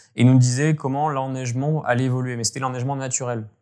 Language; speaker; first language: French; native; French